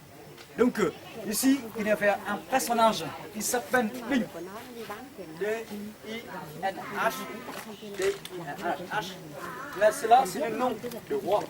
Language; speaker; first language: French; non-native, fluent; Vietnamese